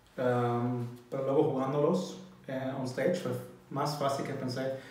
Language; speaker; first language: Spanish; non-native, fluent; German